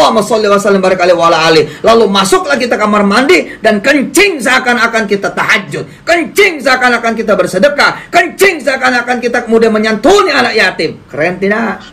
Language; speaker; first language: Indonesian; native; Indonesian